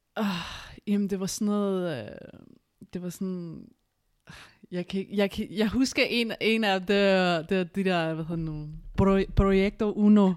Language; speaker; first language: Danish; early bilingual, other home language; Spanish